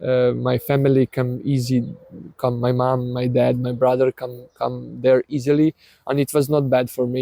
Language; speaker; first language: English; non-native, learner; Serbian